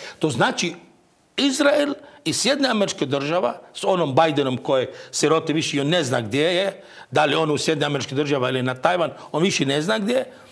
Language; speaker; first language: Croatian; non-native, fluent; Arabic